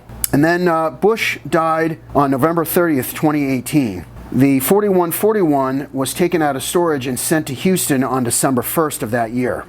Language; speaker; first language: English; native; English